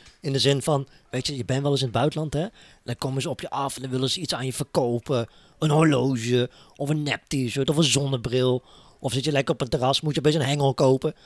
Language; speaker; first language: Dutch; native; Dutch